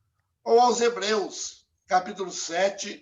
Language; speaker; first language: Portuguese; native; Portuguese